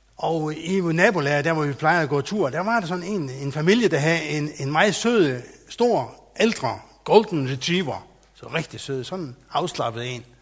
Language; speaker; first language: Danish; native; Danish